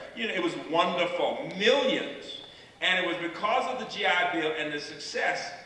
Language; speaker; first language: English; native; English